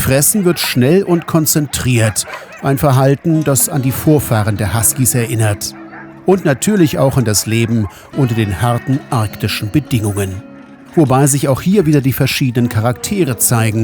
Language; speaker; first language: German; native; German